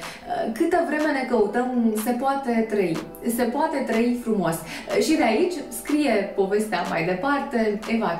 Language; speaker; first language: Romanian; native; Romanian